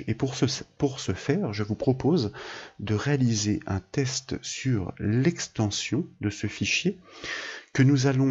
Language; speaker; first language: French; native; French